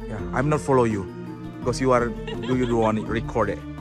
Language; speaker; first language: English; non-native, learner; Balinese